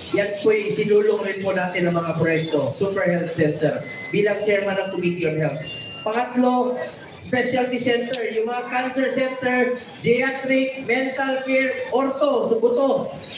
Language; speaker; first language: Filipino; non-native, local second language; Cebuano